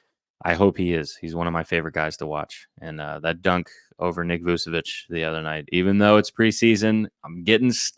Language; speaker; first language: English; native; English